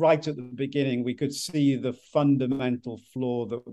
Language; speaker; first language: English; native; English